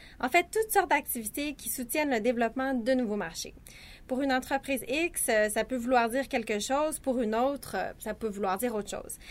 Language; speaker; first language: French; native; French